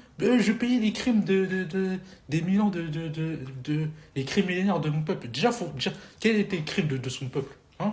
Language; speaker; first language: French; native; French